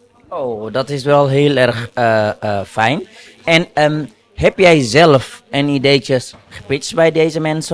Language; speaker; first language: Dutch; non-native, fluent; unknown